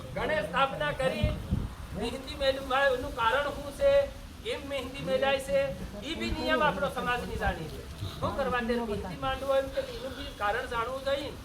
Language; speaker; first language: Gujarati; non-native, local second language; Bhili